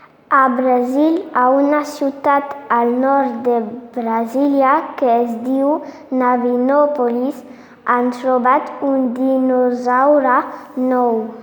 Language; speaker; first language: Catalan; non-native, learner; Tamil